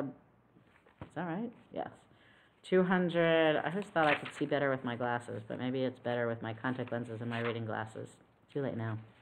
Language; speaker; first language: English; native; English